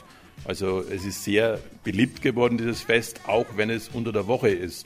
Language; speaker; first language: German; native; German